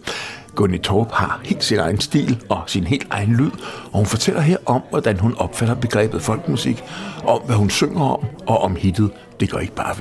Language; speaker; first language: Danish; native; Danish